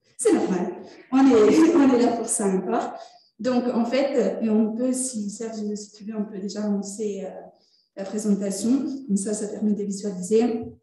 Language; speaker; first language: French; non-native, fluent; Italian